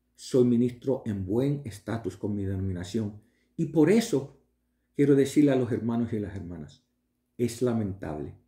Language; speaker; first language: Spanish; early bilingual, heritage; Spanish